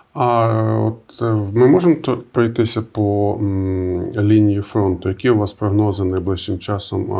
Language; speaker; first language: Ukrainian; native; Ukrainian